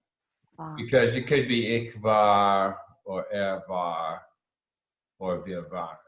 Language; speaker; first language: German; non-native, learner; English